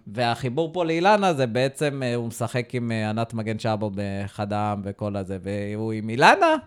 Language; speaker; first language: Hebrew; native; Hebrew